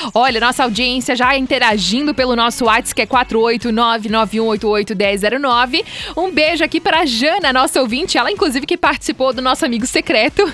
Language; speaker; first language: Portuguese; native; Portuguese